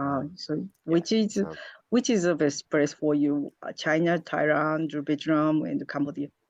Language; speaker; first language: English; non-native, learner; Japanese